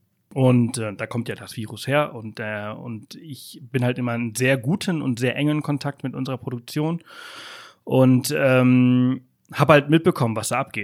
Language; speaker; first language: German; native; German